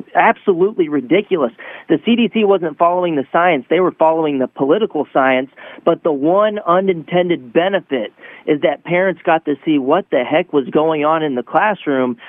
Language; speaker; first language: English; native; English